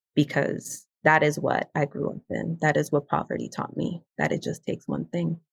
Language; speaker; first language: English; early bilingual, other home language; Spanish